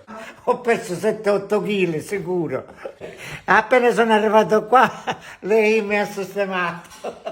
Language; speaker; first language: Italian; early bilingual, heritage; Spanish